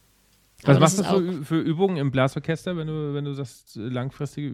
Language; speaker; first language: German; native; German